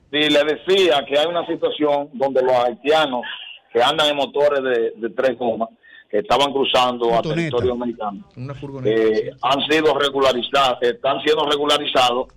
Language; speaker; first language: Spanish; native; Spanish